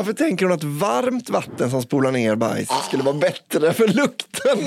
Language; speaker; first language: Swedish; native; Swedish